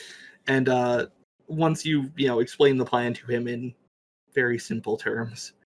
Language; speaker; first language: English; native; English